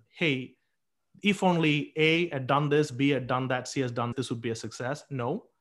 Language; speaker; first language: English; non-native, local second language; Tamil